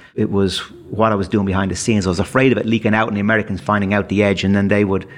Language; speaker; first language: English; native; English